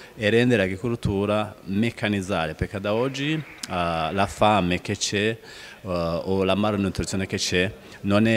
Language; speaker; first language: Italian; non-native, fluent; Rundi